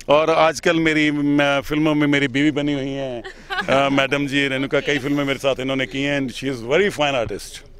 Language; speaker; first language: Hindi; native; Hindi